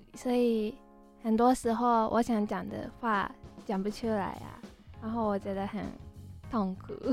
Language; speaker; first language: Chinese; non-native, fluent; Japanese